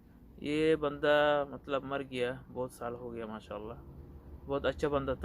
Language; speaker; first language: Hindi; non-native, local second language; Bangla